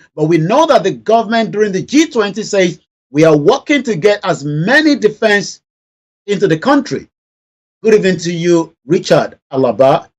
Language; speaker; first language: English; non-native, local second language; Yoruba